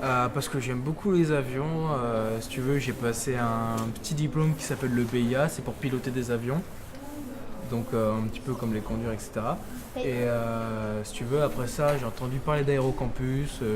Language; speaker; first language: French; native; French